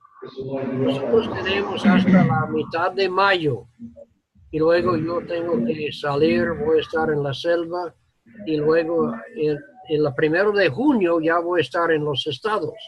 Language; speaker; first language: Spanish; non-native, learner; English